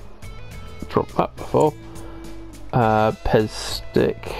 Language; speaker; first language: English; native; English